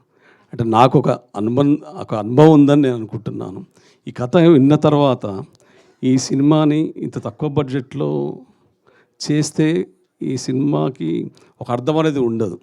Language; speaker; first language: Telugu; native; Telugu